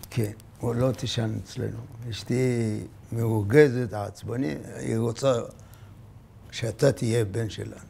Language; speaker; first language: Hebrew; non-native, fluent; Arabic